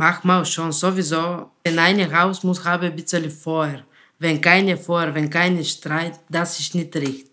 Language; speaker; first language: German; non-native, learner; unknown